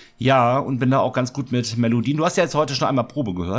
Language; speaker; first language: German; native; German